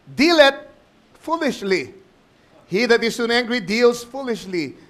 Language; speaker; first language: English; non-native, local second language; Filipino